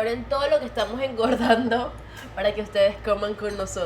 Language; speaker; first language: Spanish; native; Spanish